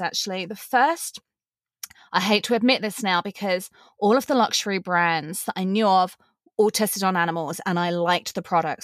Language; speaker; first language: English; native; English